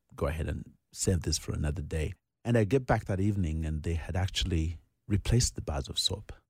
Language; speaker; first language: English; non-native, local second language; Ganda